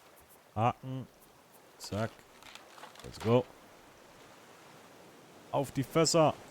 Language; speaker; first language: German; native; German